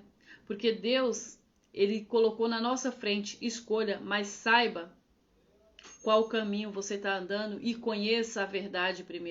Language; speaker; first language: Portuguese; native; Portuguese